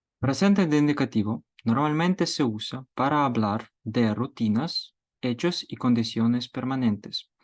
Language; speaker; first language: Spanish; non-native, fluent; Ukrainian